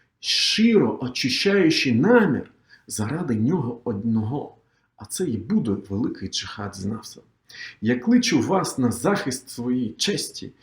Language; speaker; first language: Ukrainian; non-native, local second language; Crimean Tatar